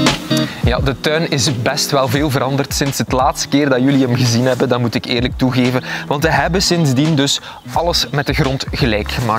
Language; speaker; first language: Dutch; native; Dutch